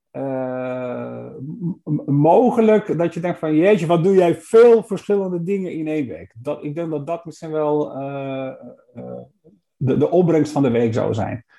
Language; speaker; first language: Dutch; non-native, fluent; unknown